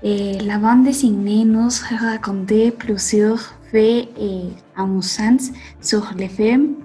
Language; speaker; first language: French; non-native, learner; Spanish